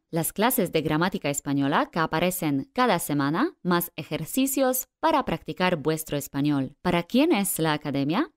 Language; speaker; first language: Spanish; non-native, fluent; Polish